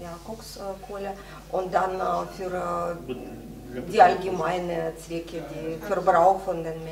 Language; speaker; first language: German; non-native, fluent; Russian